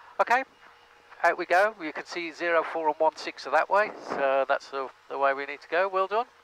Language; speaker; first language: English; native; English